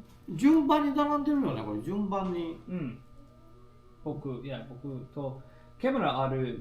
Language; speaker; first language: Japanese; native; Japanese